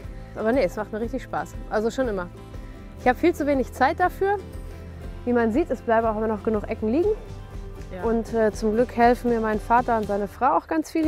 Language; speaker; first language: German; native; German